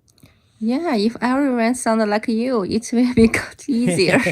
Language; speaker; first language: English; non-native, learner; Chinese